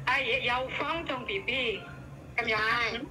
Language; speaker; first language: Cantonese; non-native, learner; Indonesian